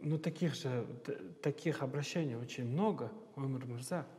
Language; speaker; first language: Russian; non-native, local second language; Kazakh